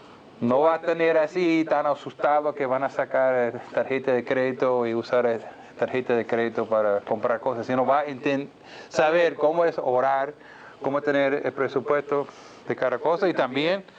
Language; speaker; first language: Spanish; non-native, fluent; English